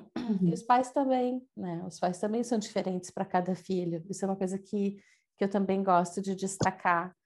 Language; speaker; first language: Portuguese; native; Portuguese